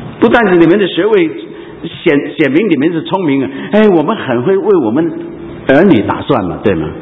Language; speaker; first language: Chinese; non-native, local second language; Cantonese